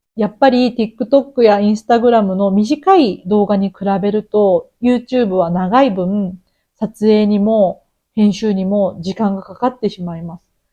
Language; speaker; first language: Japanese; native; Japanese